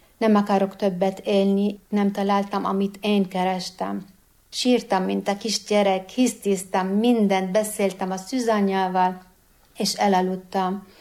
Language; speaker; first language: Hungarian; non-native, fluent; Arabic